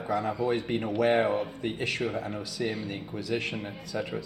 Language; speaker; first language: English; native; English